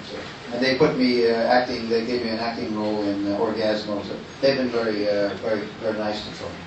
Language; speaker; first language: English; native; English